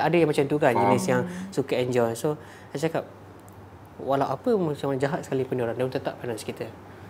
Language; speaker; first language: Malay; native; Malay